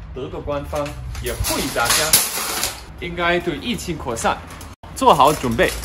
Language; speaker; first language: Chinese; non-native, fluent; German